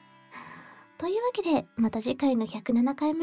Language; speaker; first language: Japanese; native; Japanese